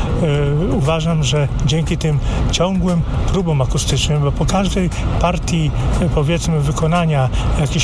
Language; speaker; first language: Polish; native; Polish